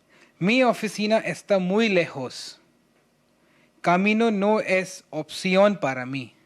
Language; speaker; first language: Spanish; non-native, learner; Hindi